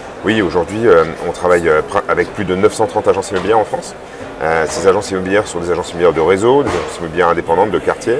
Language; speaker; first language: French; native; French